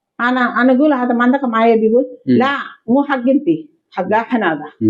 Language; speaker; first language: Arabic; non-native, learner; Telugu